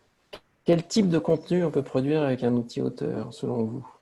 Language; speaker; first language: French; native; French